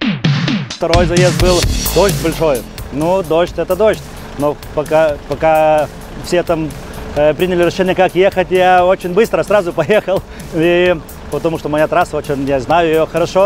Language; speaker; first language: Russian; non-native, fluent; Lithuanian